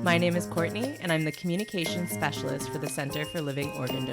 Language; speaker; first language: English; native; English